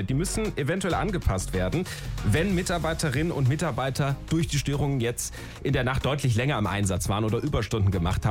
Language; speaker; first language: German; native; German